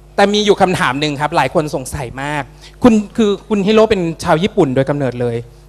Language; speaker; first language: Thai; native; Thai